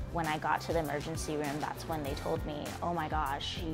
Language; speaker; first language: English; native; English